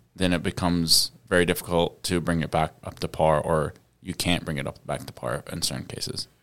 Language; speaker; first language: English; early bilingual, other home language; Arabic